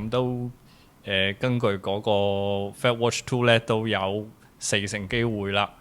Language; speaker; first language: Cantonese; native; Cantonese